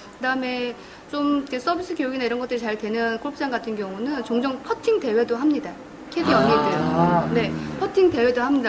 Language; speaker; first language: Korean; native; Korean